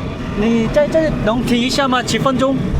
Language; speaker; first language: Chinese; non-native, fluent; Korean